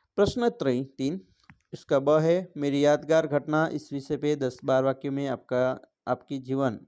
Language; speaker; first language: Hindi; non-native, local second language; Gujarati